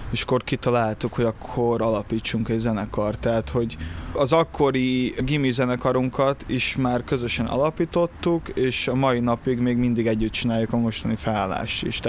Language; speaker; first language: Hungarian; early bilingual, other home language; Portuguese